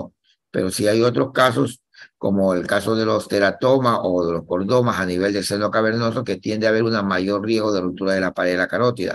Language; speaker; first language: Spanish; native; Spanish